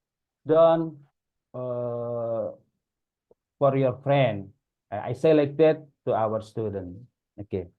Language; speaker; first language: English; non-native, learner; Indonesian